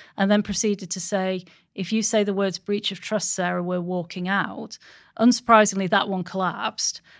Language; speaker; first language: English; native; English